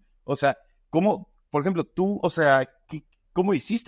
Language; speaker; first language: Spanish; native; Spanish